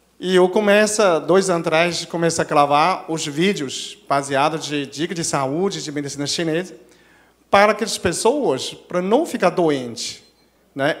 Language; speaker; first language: Portuguese; non-native, fluent; Chinese